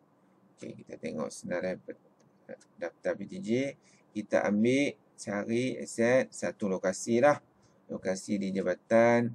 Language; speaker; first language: Malay; native; Malay